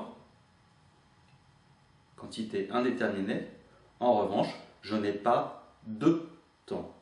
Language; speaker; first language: French; native; French